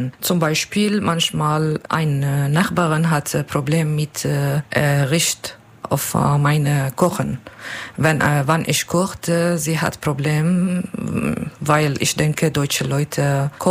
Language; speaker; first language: German; non-native, learner; Kurdish